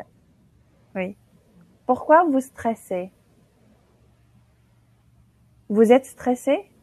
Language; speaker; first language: French; non-native, local second language; Arabic